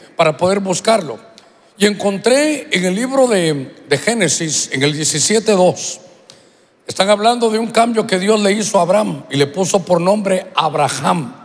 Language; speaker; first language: Spanish; native; Spanish